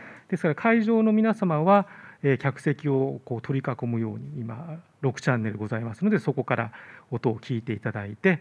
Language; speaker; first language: Japanese; native; Japanese